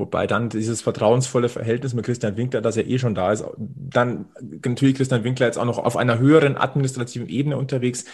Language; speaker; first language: German; native; German